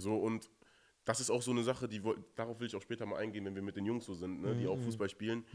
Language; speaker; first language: German; native; German